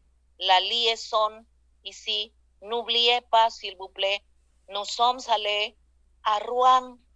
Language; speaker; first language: French; non-native, fluent; Spanish